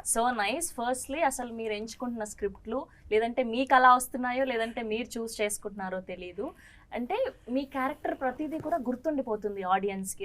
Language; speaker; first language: Telugu; native; Telugu